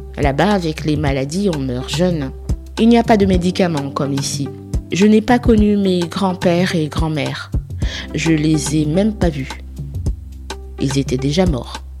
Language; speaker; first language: French; non-native, learner; Soninke